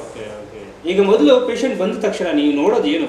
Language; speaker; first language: Kannada; native; Kannada